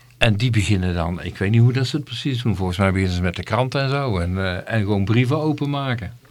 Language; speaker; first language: Dutch; native; Dutch